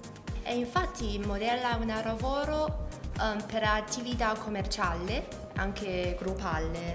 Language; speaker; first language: Italian; non-native, learner; Chinese